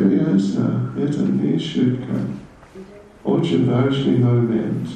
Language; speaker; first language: Russian; non-native, learner; English